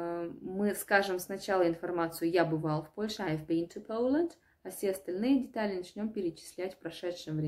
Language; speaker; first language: Russian; native; Russian